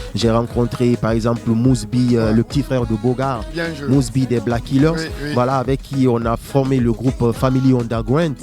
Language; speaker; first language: French; non-native, local second language; Fula